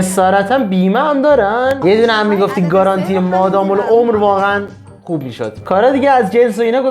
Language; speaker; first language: Persian; native; Persian